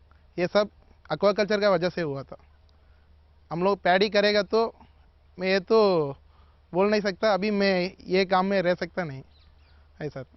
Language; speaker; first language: Hindi; non-native, local second language; Tamil